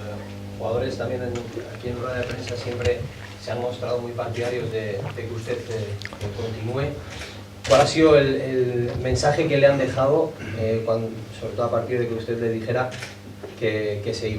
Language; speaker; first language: Spanish; native; Spanish